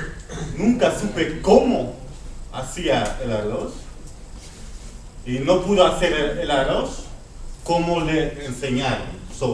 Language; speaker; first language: Spanish; non-native, fluent; Dutch